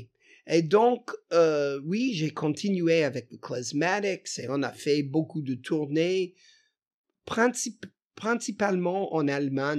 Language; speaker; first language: French; non-native, fluent; English